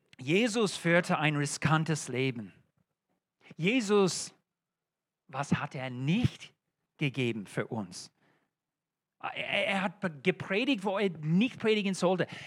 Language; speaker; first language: German; non-native, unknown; English